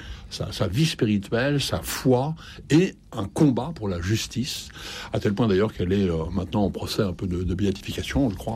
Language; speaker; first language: French; native; French